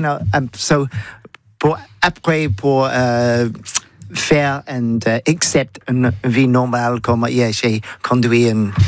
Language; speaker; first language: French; non-native, learner; English